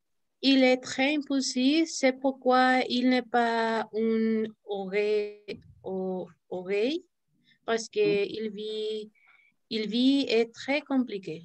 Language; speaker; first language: French; non-native, learner; Spanish